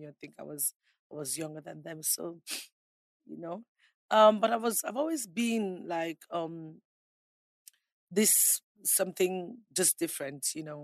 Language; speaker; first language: English; non-native, local second language; Ibibio